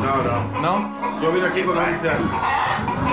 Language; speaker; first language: Spanish; early bilingual, other home language; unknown